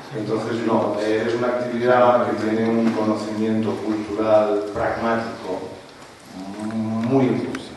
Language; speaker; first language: Spanish; non-native, local second language; Catalan